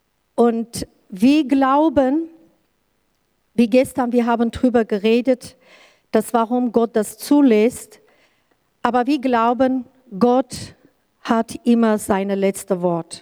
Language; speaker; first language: German; non-native, learner; Kurdish